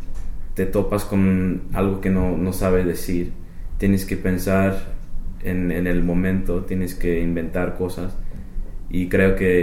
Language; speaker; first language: Spanish; non-native, fluent; English